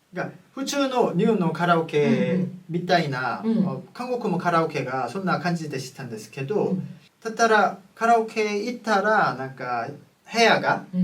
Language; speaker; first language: Japanese; non-native, fluent; Korean